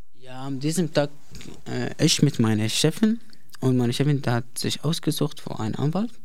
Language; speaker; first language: German; non-native, learner; Arabic